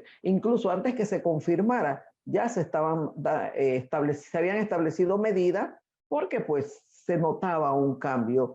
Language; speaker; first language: Spanish; native; Spanish